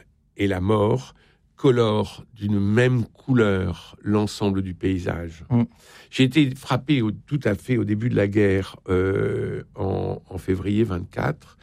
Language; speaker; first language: French; native; French